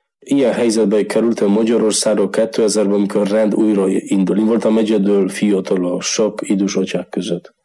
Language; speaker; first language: Hungarian; non-native, learner; Polish